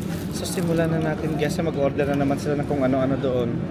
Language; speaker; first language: Filipino; native; Filipino